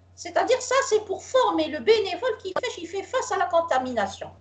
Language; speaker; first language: French; non-native, local second language; Arabic